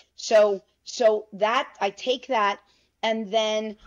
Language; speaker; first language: English; native; English